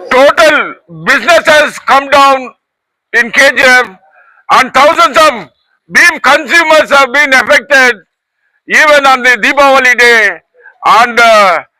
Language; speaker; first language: English; non-native, local second language; Tamil